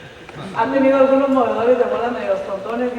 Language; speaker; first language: Spanish; native; Spanish